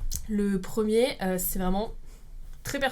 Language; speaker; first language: French; native; French